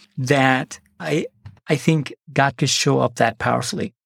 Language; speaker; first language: English; non-native, local second language; Malayalam